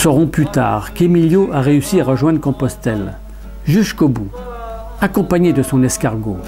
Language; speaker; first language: French; native; French